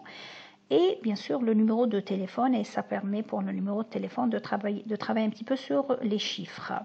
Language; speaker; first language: French; non-native, local second language; Arabic